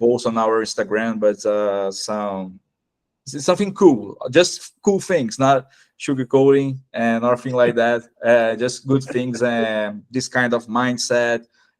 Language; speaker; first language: English; non-native, fluent; Portuguese